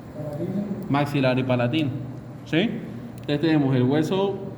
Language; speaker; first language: Spanish; native; Spanish